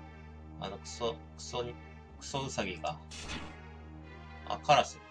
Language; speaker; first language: Japanese; native; Japanese